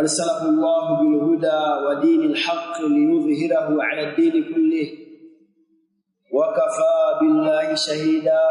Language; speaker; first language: Arabic; non-native, fluent; Swahili